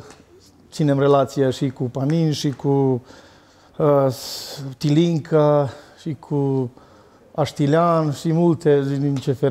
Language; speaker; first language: Romanian; non-native, learner; Serbian